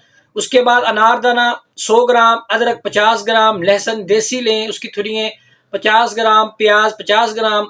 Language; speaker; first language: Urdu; non-native, local second language; Punjabi